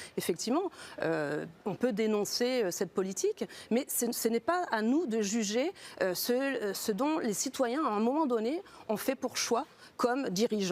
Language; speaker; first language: French; native; French